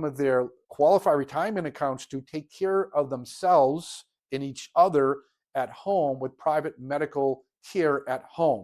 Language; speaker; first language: English; native; English